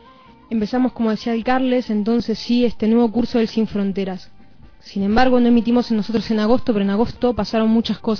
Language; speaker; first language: Spanish; native; Spanish